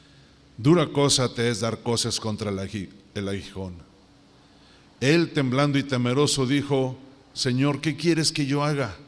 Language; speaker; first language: Spanish; native; Spanish